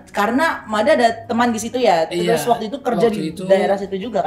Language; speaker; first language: Indonesian; native; Indonesian